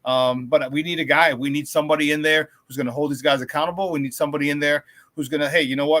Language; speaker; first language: English; native; English